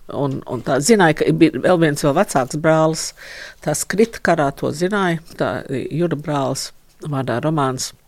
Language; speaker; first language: Latvian; early bilingual, heritage; Latvian